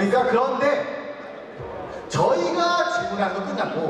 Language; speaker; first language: Korean; native; Korean